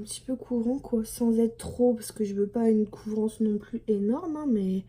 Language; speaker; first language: French; native; French